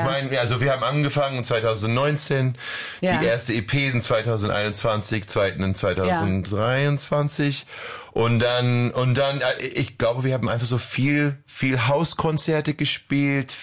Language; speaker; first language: German; non-native, fluent; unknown